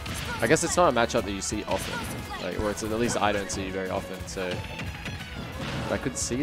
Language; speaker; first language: English; native; English